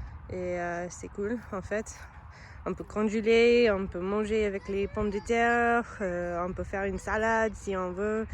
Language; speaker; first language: French; non-native, learner; English